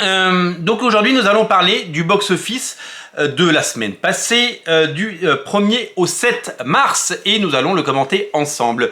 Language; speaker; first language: French; native; French